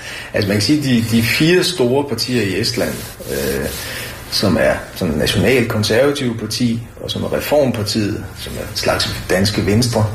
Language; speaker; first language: Danish; native; Danish